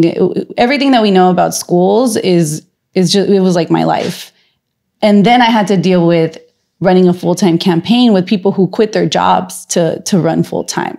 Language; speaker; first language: English; native; English